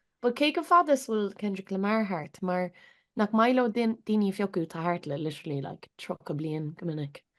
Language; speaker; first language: Irish; native; Irish